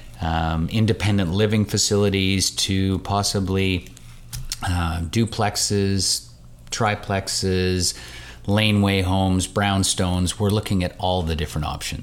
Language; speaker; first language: English; native; English